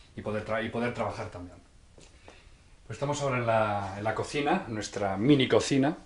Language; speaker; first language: Spanish; native; Spanish